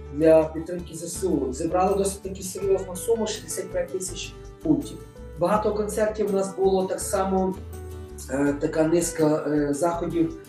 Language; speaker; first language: Ukrainian; native; Ukrainian